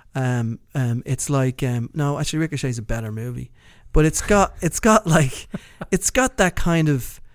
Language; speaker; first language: English; native; English